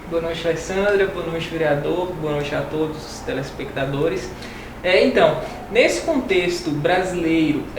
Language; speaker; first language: Portuguese; native; Portuguese